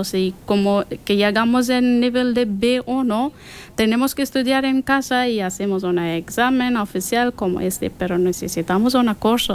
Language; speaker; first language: Spanish; non-native, learner; Persian